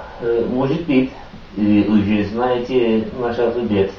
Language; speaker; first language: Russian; non-native, learner; English